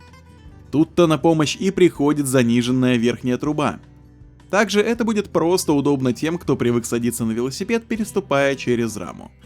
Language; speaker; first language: Russian; native; Russian